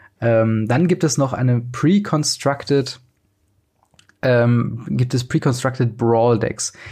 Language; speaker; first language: German; native; German